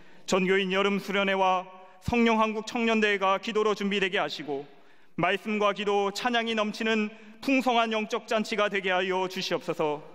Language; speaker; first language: Korean; native; Korean